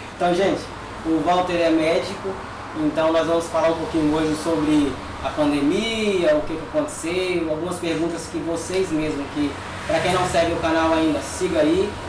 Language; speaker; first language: Portuguese; native; Portuguese